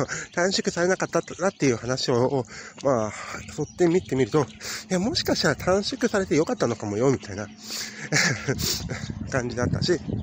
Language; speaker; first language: Japanese; native; Japanese